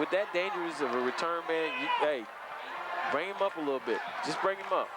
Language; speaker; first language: English; native; English